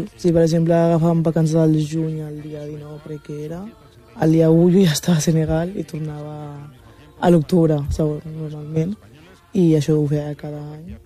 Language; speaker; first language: Catalan; early bilingual, other home language; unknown